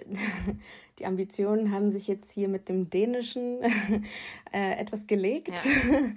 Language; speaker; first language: German; native; German